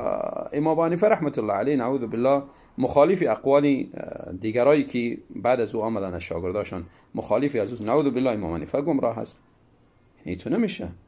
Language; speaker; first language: Persian; native; Persian